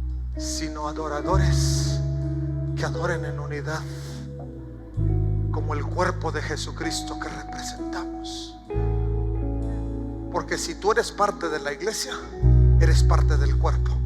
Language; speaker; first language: Spanish; native; Spanish